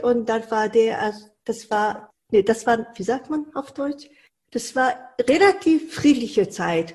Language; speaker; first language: German; non-native, fluent; Japanese